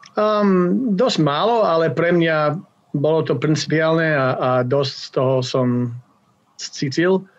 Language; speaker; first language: Slovak; non-native, fluent; English